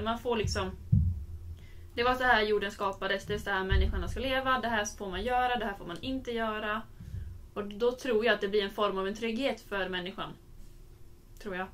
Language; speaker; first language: Swedish; native; Swedish